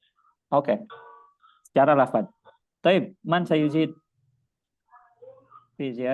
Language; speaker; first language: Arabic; non-native, fluent; Indonesian